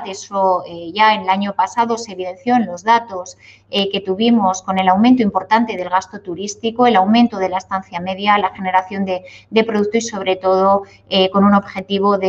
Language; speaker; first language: Spanish; native; Spanish